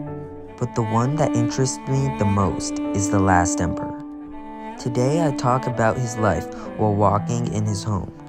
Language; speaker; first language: English; non-native, fluent; Chinese